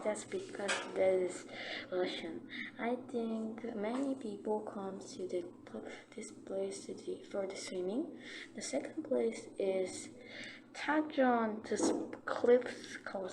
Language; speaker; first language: English; non-native, learner; Korean